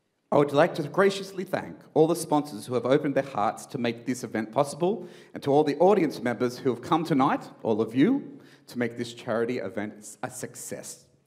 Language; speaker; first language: English; native; English